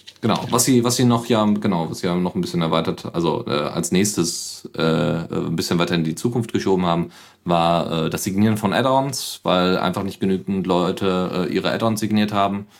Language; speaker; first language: German; native; German